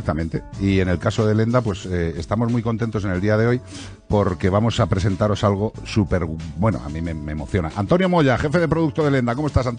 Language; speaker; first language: Spanish; native; Spanish